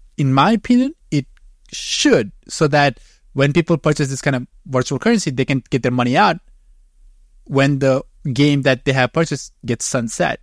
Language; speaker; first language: English; non-native, fluent; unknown